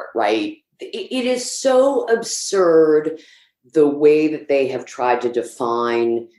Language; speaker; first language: English; early bilingual, other home language; Swedish